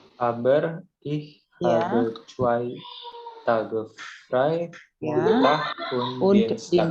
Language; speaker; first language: German; non-native, learner; Indonesian